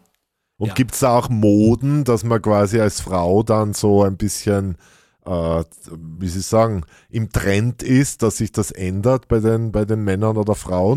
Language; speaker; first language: German; native; German